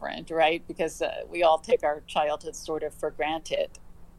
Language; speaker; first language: English; native; English